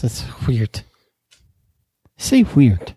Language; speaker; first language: English; native; English